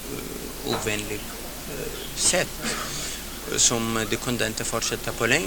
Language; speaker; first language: Swedish; non-native, fluent; Arabic